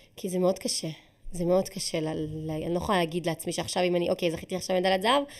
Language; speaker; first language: Hebrew; native; Hebrew